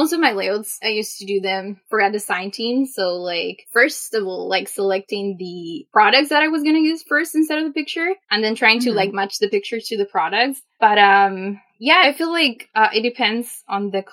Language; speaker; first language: English; non-native, fluent; Spanish